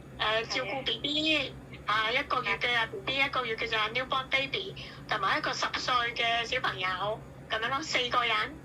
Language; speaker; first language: Chinese; non-native, learner; Indonesian